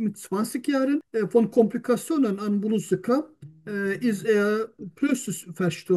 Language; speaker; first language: German; non-native, learner; Turkish